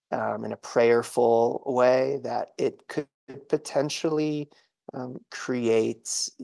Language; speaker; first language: English; native; English